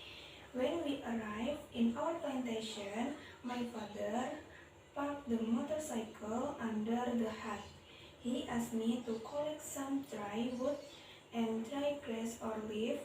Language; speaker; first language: English; non-native, learner; Indonesian